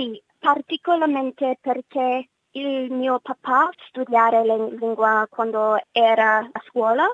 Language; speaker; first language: Italian; non-native, learner; English